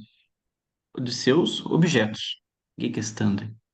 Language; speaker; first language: German; non-native, learner; Portuguese